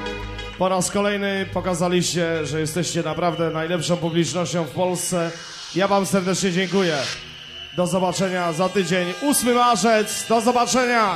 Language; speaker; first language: Polish; native; Polish